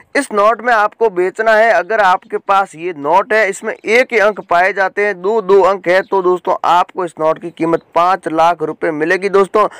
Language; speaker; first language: Hindi; native; Hindi